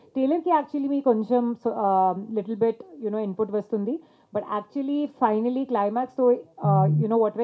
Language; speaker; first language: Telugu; non-native, local second language; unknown